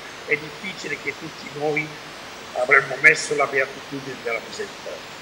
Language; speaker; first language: Italian; native; Italian